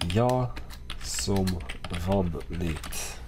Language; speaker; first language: Swedish; non-native, learner; English